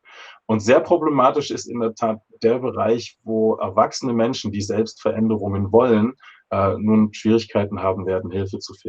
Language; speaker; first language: German; native; German